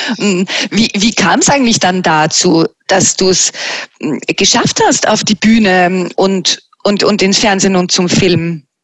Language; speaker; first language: German; native; German